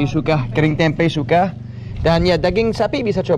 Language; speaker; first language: Indonesian; non-native, learner; English